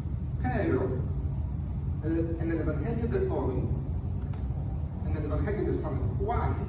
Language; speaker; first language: Spanish; non-native, fluent; Polish